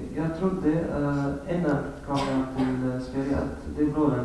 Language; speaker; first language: Swedish; non-native, learner; Arabic